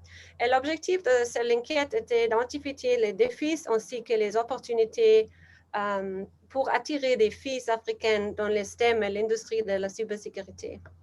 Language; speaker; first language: French; non-native, learner; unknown